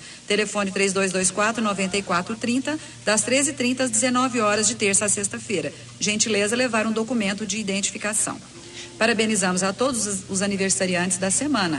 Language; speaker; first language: Portuguese; native; Portuguese